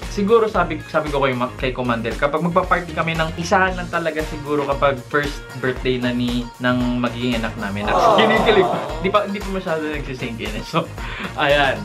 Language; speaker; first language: Filipino; native; Filipino